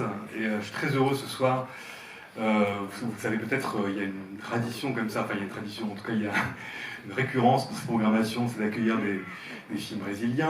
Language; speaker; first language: French; native; French